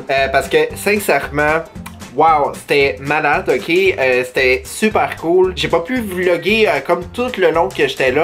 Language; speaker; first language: French; native; French